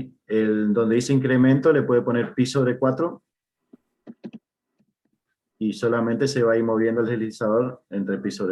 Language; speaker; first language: Spanish; native; Spanish